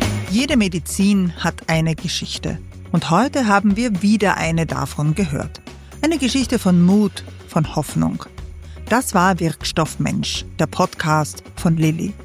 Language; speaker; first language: German; native; German